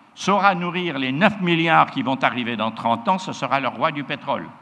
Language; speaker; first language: French; native; French